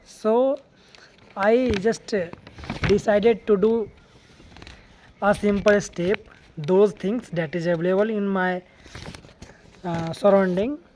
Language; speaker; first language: English; non-native, learner; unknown